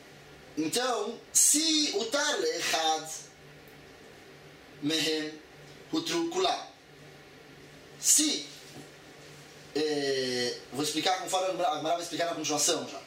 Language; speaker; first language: Portuguese; native; Portuguese